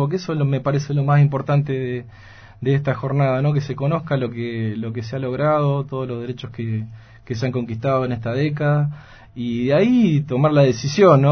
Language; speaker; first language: Spanish; native; Spanish